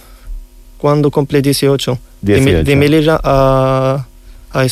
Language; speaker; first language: Spanish; non-native, learner; Riffian